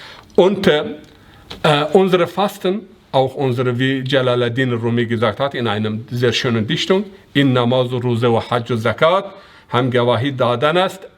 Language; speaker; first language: German; non-native, learner; Persian